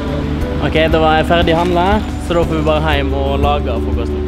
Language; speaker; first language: Norwegian; native; Norwegian